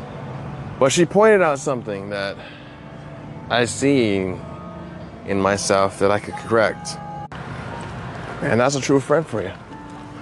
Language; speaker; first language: English; native; English